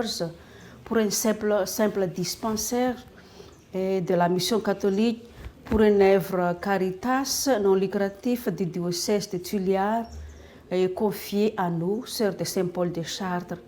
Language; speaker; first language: French; non-native, local second language; Malagasy